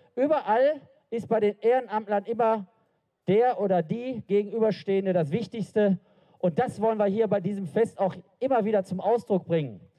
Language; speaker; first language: German; native; German